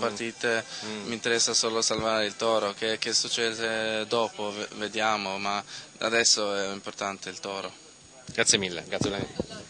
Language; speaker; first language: Italian; non-native, learner; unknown